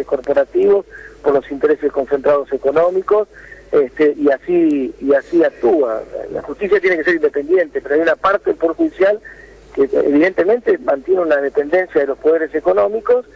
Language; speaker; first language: Spanish; native; Spanish